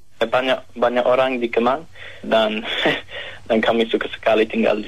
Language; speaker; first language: Indonesian; non-native, learner; English